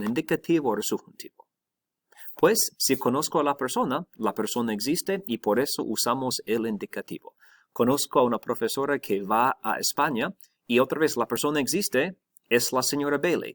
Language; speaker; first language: Spanish; non-native, fluent; English